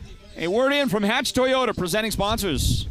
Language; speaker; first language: English; native; English